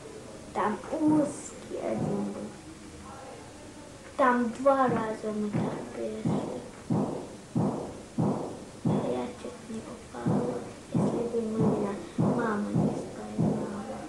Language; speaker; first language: Russian; non-native, local second language; Chechen